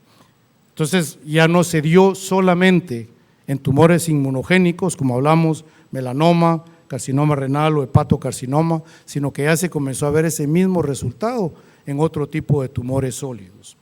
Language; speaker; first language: Spanish; native; Spanish